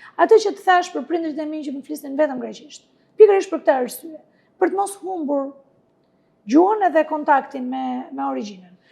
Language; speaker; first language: Albanian; non-native, local second language; Greek